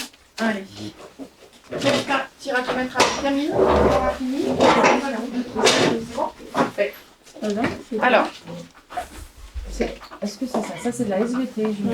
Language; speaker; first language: French; native; French